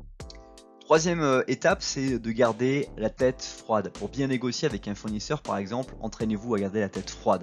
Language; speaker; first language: French; native; French